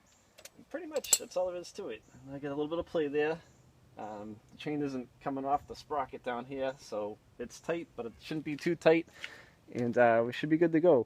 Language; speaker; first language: English; native; English